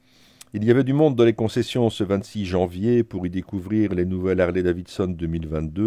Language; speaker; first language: French; native; French